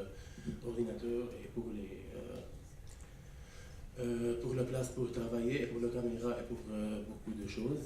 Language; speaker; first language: French; non-native, learner; Arabic